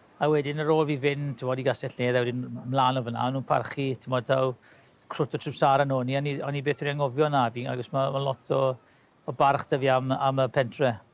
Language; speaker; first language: Welsh; native; Welsh